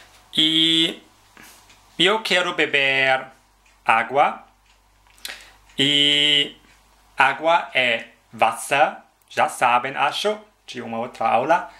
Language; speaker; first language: Portuguese; non-native, fluent; German